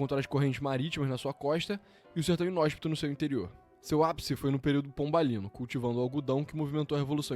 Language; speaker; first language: Portuguese; native; Portuguese